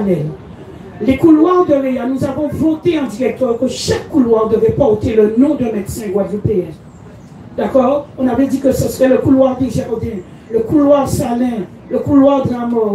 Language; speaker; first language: French; native; French